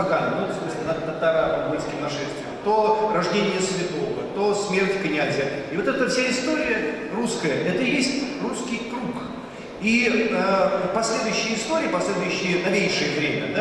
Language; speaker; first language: Russian; native; Russian